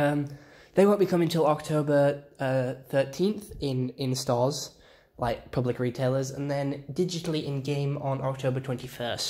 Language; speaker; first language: English; native; English